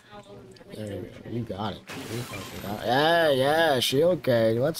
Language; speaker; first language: English; native; English